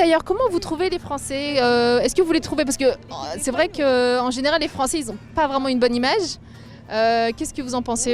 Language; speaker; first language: French; native; French